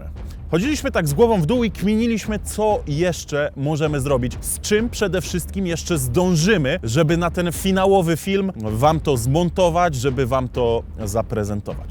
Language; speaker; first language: Polish; native; Polish